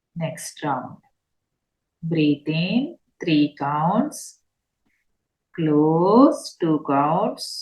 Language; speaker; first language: English; non-native, local second language; Telugu